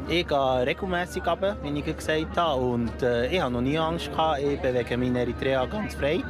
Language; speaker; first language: German; early bilingual, other home language; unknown